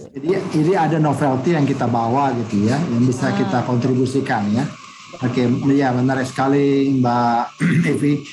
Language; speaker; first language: Indonesian; native; Indonesian